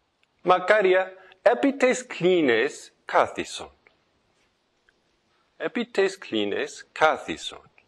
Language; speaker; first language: Greek; non-native, fluent; English